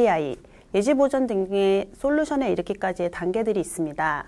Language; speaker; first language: Korean; native; Korean